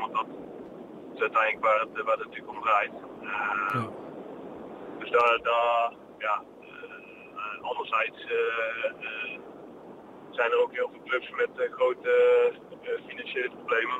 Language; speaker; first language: Dutch; native; Dutch